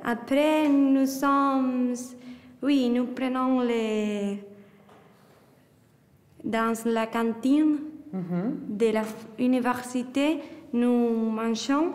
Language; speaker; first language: French; non-native, learner; Spanish